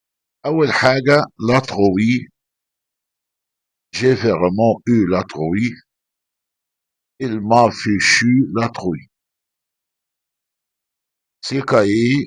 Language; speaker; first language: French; non-native, fluent; Arabic